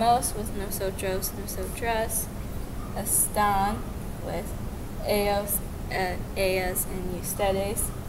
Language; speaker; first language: Spanish; non-native, learner; English